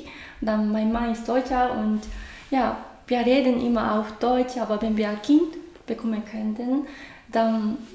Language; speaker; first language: German; non-native, learner; Japanese